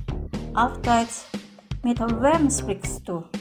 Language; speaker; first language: German; non-native, fluent; Indonesian